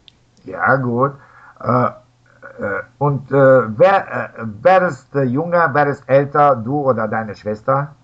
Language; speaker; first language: German; non-native, fluent; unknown